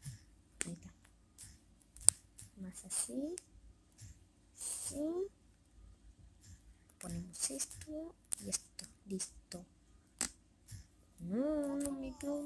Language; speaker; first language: Spanish; native; Spanish